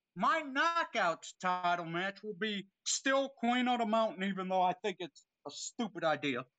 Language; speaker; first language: English; native; English